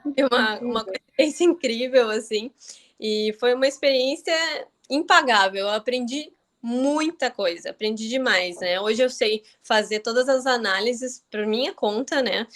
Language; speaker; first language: Portuguese; native; Portuguese